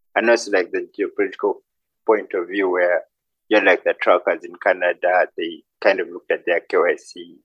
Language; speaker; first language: English; non-native, local second language; Ganda